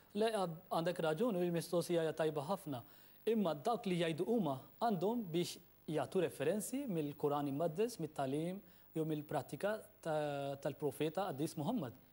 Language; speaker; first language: Maltese; non-native, fluent; Urdu